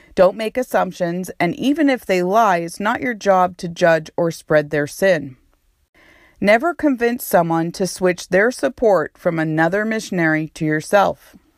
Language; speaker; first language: English; native; English